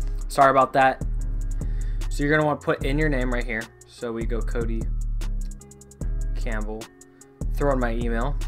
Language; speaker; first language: English; native; English